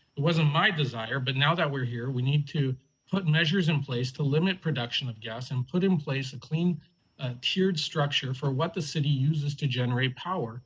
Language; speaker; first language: English; native; English